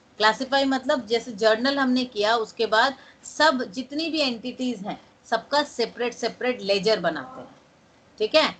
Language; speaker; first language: Hindi; non-native, local second language; Bangla